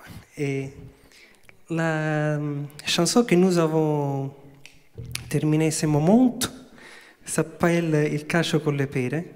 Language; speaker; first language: French; non-native, learner; Italian